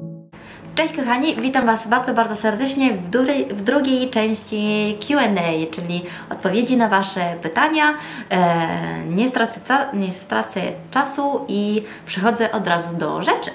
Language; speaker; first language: Polish; early bilingual, heritage; Polish